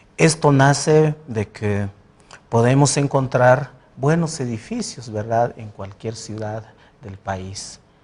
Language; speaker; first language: Spanish; non-native, local second language; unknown